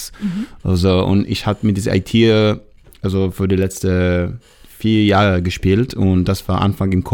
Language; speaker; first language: German; non-native, learner; Hebrew